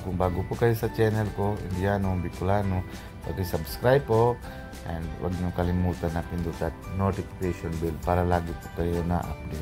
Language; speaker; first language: Filipino; non-native, learner; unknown